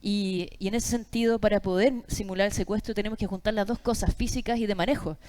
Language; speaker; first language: Spanish; native; Spanish